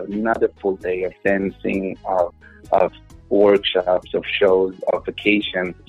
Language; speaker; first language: English; non-native, fluent; Hebrew